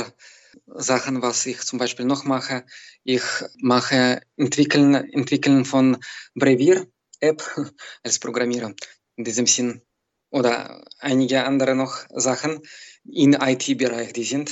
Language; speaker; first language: German; non-native, learner; Belarusian